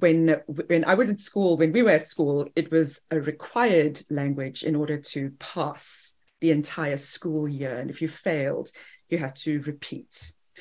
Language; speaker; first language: English; native; English